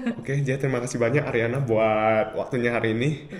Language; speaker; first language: Indonesian; native; Indonesian